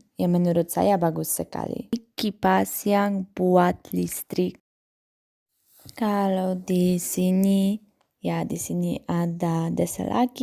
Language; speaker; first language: Indonesian; non-native, fluent; Polish